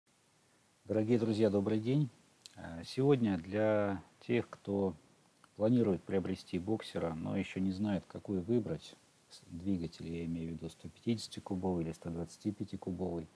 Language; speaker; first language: Russian; native; Russian